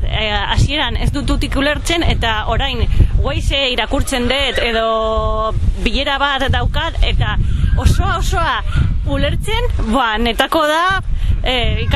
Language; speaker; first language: Basque; non-native, learner; Spanish